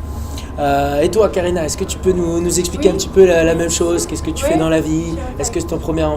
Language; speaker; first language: French; native; French